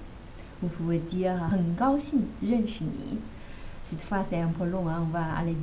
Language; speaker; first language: French; non-native, fluent; Chinese